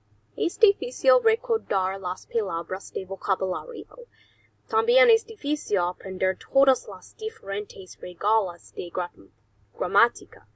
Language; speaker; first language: Spanish; non-native, learner; English